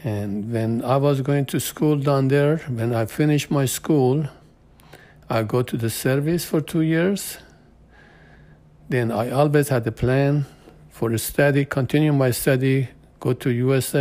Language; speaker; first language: English; non-native, fluent; Persian